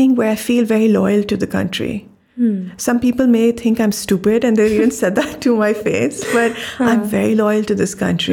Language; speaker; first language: English; non-native, local second language; Urdu